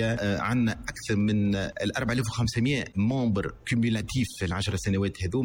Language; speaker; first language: Arabic; native; Arabic